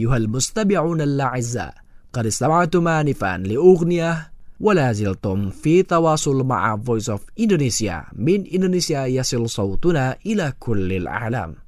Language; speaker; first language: Arabic; non-native, fluent; Indonesian